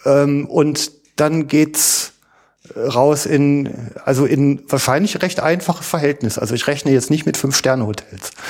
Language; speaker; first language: German; native; German